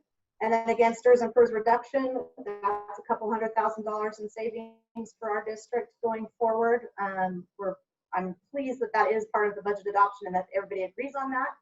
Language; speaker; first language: English; native; English